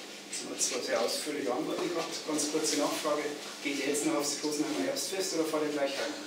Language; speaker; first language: German; native; German